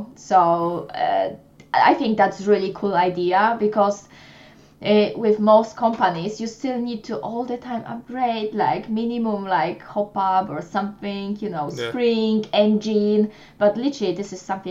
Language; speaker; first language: English; non-native, fluent; Polish